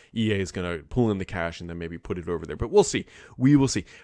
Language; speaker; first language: English; native; English